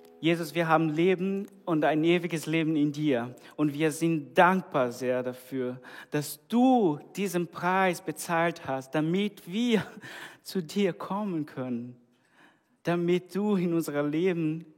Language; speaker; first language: German; non-native, fluent; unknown